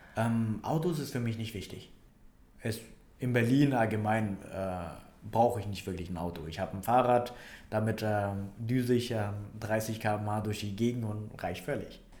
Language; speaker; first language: German; non-native, fluent; Vietnamese